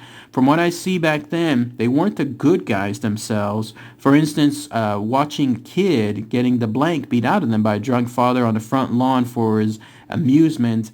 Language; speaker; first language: English; native; English